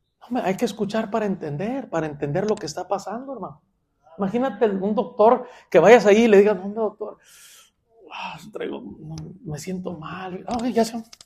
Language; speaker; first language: Spanish; native; Spanish